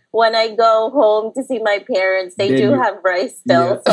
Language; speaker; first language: English; early bilingual, other home language; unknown